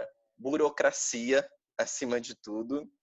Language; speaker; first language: Portuguese; native; Portuguese